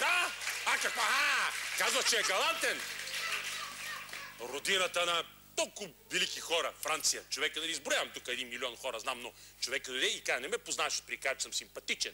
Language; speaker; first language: Bulgarian; native; Bulgarian